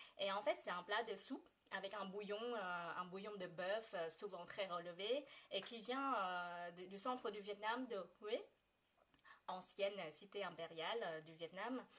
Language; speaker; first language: French; non-native, fluent; Vietnamese